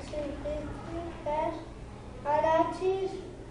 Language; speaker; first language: Catalan; non-native, local second language; Spanish